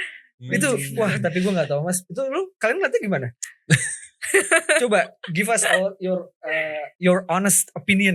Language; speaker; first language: Indonesian; native; Indonesian